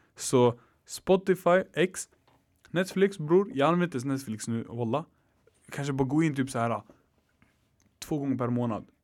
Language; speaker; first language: Swedish; early bilingual, other home language; Arabic